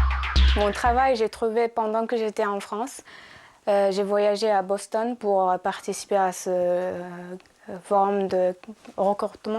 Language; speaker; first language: French; non-native, fluent; Japanese